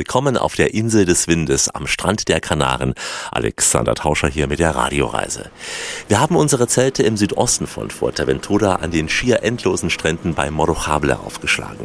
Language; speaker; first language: German; native; German